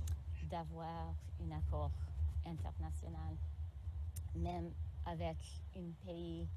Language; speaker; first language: French; non-native, local second language; English